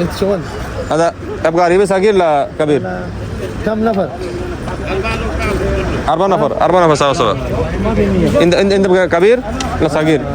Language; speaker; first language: Arabic; non-native, learner; Bangla